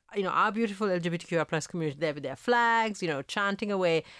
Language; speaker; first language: English; early bilingual, other home language; Italian